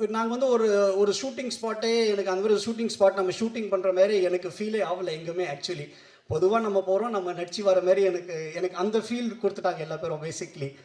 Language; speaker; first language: Tamil; non-native, local second language; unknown